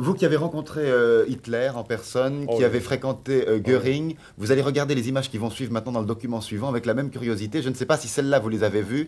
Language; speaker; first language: French; native; French